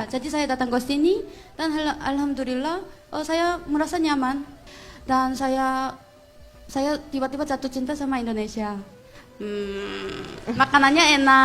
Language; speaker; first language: Indonesian; non-native, fluent; Korean